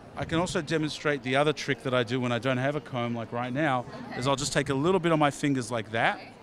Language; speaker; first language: English; native; English